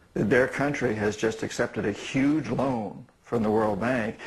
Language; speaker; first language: English; native; English